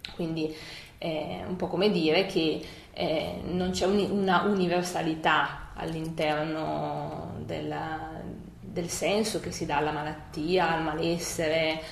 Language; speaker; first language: Italian; native; Italian